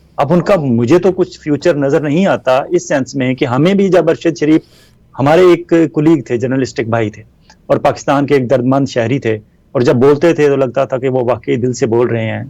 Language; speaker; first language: Urdu; non-native, local second language; Punjabi